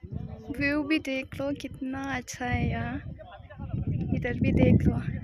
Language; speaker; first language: Hindi; non-native, local second language; Khasi